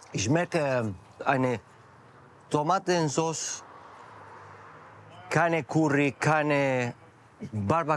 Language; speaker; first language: German; non-native, learner; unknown